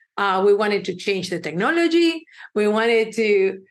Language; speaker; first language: English; early bilingual, other home language; Spanish